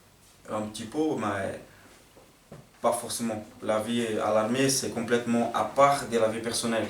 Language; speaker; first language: French; non-native, fluent; Portuguese